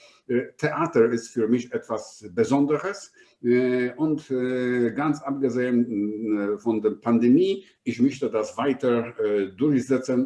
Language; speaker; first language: German; non-native, fluent; Polish